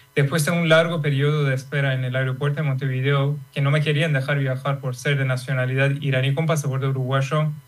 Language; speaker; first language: Spanish; non-native, fluent; Persian